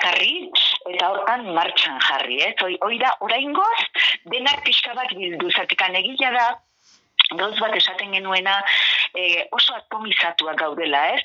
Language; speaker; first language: Basque; native; Basque